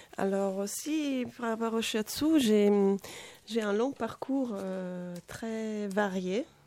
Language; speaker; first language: French; non-native, fluent; Italian